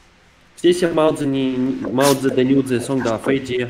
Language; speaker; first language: Chinese; non-native, learner; Russian